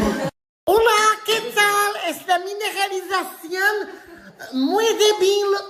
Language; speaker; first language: Spanish; non-native, learner; French